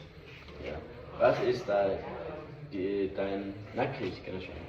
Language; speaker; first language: German; non-native, fluent; Danish